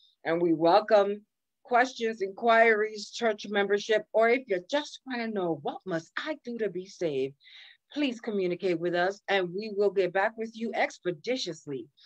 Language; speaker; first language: English; native; English